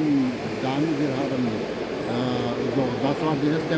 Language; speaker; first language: German; non-native, learner; Albanian